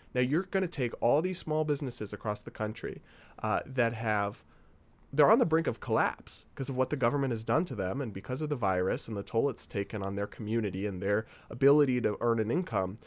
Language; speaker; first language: English; native; English